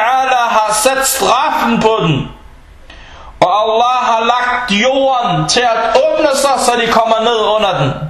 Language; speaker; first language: Danish; non-native, fluent; Arabic